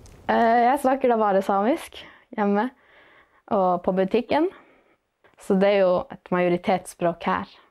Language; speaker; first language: Norwegian; non-native, local second language; Northern Sami